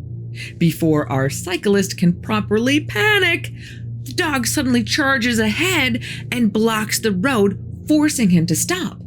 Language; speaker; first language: English; native; English